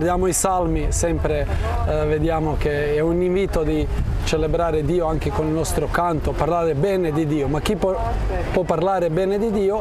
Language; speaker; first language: Italian; non-native, fluent; Croatian